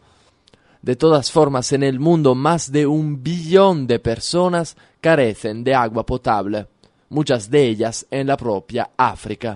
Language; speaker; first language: Spanish; non-native, fluent; Italian